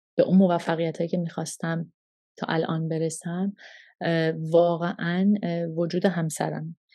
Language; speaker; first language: Persian; early bilingual, heritage; Persian